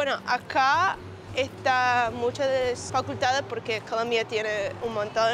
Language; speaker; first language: Spanish; early bilingual, heritage; Spanish